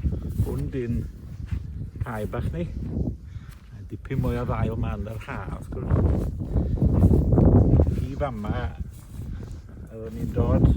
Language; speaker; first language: Welsh; native; Welsh